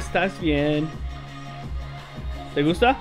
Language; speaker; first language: Spanish; early bilingual, heritage; Spanish